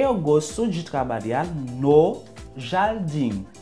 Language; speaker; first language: Portuguese; non-native, fluent; Haitian Creole